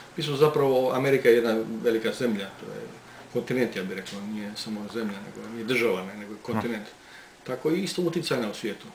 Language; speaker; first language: Croatian; native; Croatian